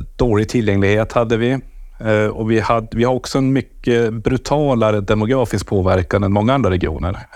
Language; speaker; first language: Swedish; native; Swedish